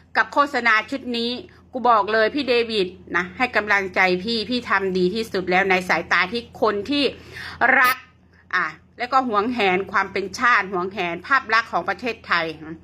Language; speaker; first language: Thai; native; Thai